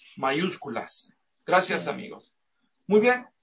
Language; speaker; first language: Spanish; native; Spanish